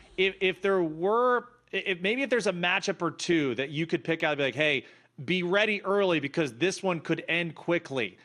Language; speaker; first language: English; native; English